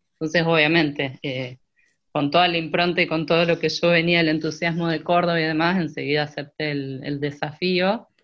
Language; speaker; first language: Spanish; native; Spanish